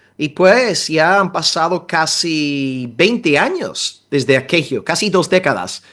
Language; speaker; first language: Spanish; non-native, fluent; English